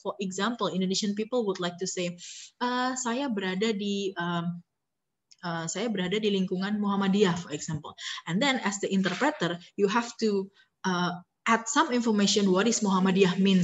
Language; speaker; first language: English; non-native, fluent; Indonesian